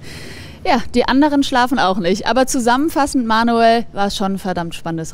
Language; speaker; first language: German; native; German